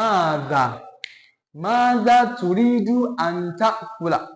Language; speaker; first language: Arabic; non-native, fluent; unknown